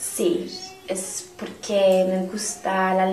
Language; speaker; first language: Spanish; non-native, learner; English